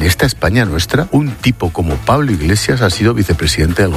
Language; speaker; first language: Spanish; native; Spanish